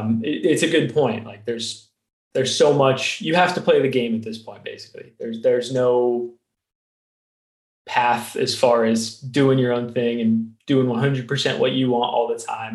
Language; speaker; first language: English; native; English